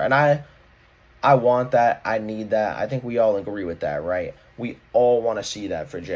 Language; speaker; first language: English; native; English